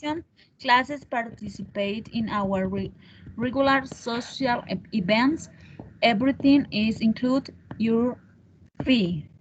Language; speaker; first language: English; non-native, learner; Spanish